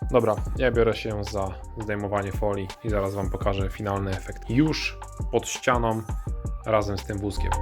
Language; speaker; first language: Polish; native; Polish